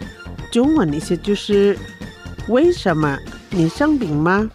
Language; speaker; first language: Chinese; non-native, learner; Indonesian